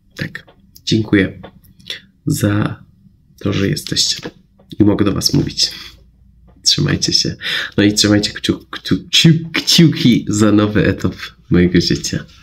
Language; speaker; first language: Polish; non-native, fluent; Persian